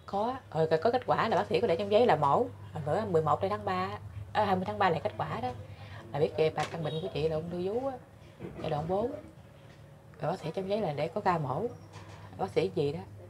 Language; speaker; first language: Vietnamese; native; Vietnamese